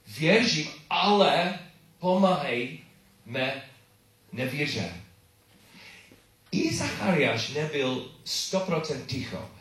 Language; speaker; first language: Czech; non-native, learner; English